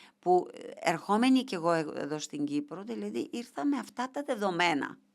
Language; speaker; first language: Greek; non-native, fluent; Bulgarian